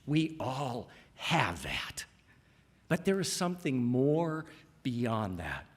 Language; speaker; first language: English; native; English